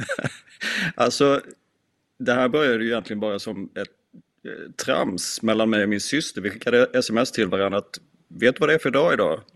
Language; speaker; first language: Swedish; native; Swedish